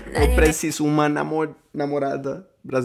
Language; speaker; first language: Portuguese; non-native, learner; Spanish